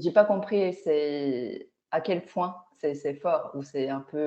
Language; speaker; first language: French; non-native, fluent; Chinese